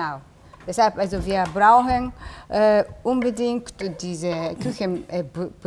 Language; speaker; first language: German; non-native, learner; Japanese